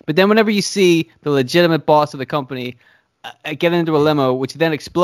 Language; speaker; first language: English; native; English